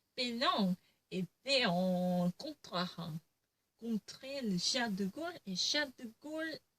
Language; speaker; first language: French; non-native, learner; Korean